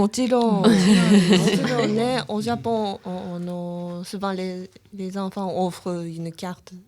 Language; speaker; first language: French; non-native, learner; Japanese